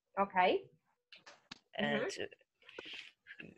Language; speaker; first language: English; non-native, fluent; Russian